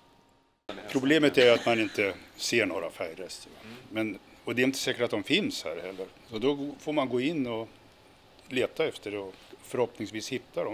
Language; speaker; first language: Swedish; native; Swedish